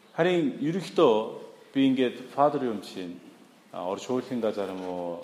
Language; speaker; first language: Mongolian; non-native, fluent; Korean